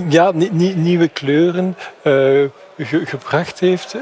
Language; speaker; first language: Dutch; non-native, fluent; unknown